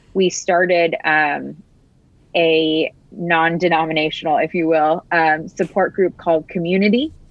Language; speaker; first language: English; native; English